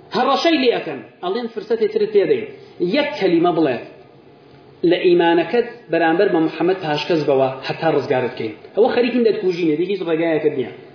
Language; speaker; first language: Central Kurdish; native; Central Kurdish